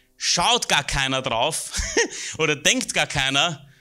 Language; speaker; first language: German; native; German